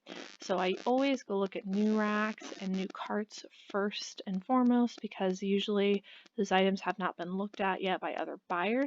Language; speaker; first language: English; native; English